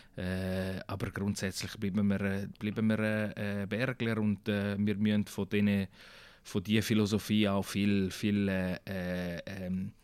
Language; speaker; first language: German; non-native, local second language; Italian